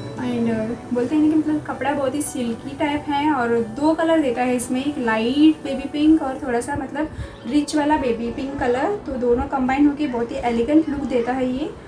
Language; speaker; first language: Hindi; non-native, local second language; Kannada